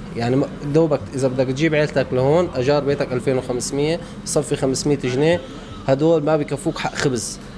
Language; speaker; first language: Arabic; native; Arabic